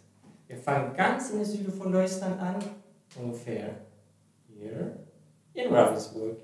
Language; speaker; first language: German; non-native, learner; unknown